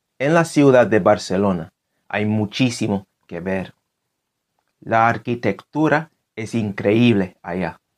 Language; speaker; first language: Spanish; non-native, fluent; English